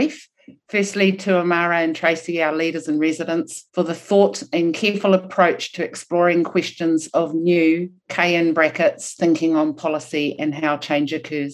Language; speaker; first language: English; non-native, local second language; Māori